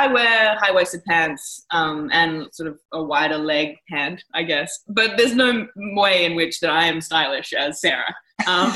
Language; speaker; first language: English; native; English